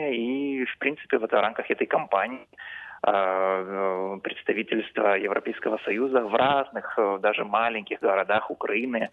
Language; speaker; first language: Russian; non-native, fluent; Lithuanian